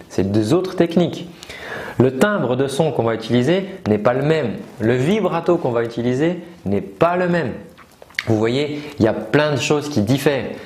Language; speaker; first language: French; native; French